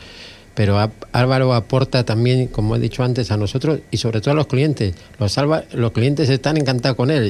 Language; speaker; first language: Spanish; native; Spanish